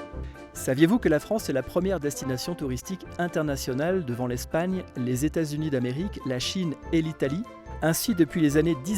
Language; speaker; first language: French; native; French